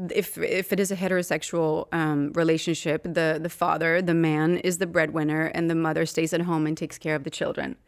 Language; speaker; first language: English; non-native, fluent; Swedish